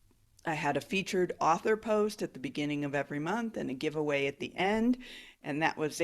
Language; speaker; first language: English; native; English